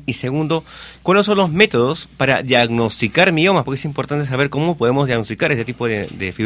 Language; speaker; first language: Spanish; native; Spanish